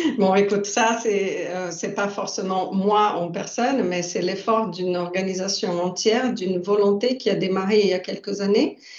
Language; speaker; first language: French; non-native, fluent; Portuguese